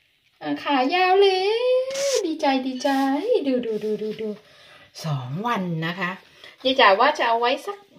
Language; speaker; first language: Thai; native; Thai